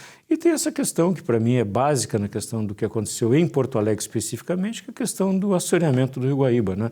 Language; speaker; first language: Portuguese; native; Portuguese